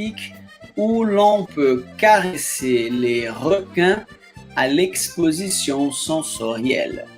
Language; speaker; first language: French; non-native, fluent; Portuguese